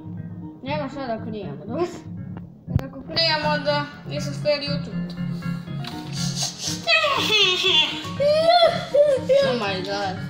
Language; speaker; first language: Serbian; early bilingual, heritage; Serbian